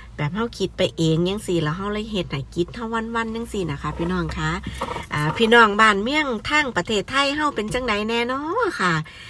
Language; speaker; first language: Thai; native; Thai